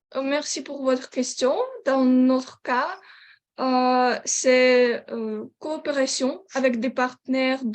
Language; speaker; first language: French; non-native, learner; Ukrainian